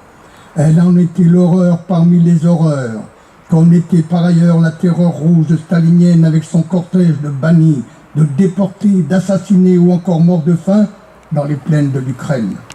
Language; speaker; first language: French; native; French